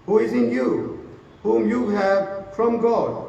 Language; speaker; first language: English; non-native, local second language; Sinhala